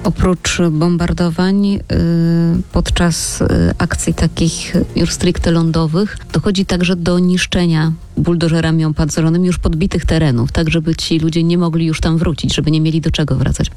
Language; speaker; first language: Polish; native; Polish